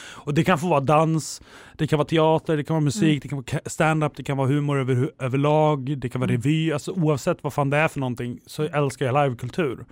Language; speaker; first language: Swedish; native; Swedish